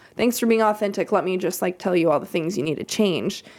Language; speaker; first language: English; native; English